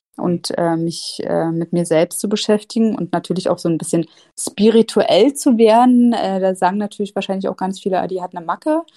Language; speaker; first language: German; native; German